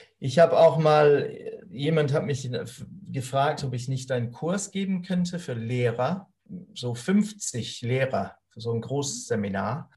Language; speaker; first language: German; non-native, fluent; English